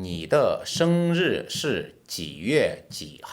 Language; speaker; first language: Chinese; non-native, learner; Korean